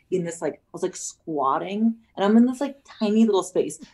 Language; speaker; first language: English; native; English